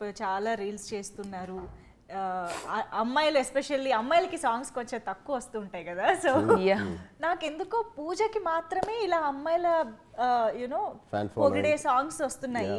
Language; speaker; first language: Telugu; native; Telugu